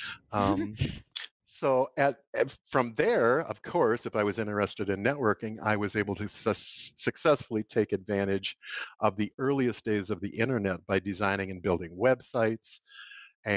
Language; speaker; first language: English; native; English